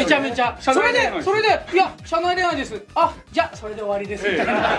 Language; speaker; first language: Japanese; native; Japanese